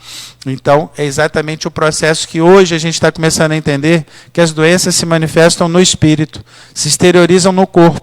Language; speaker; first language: Portuguese; native; Portuguese